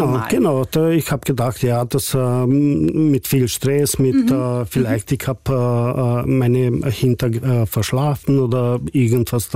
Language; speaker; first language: German; non-native, fluent; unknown